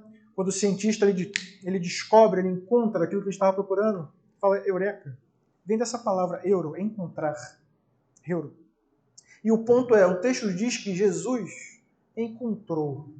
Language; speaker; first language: Portuguese; native; Portuguese